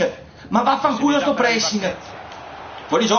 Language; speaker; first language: Italian; native; Italian